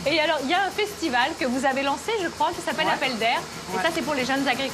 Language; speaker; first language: French; native; French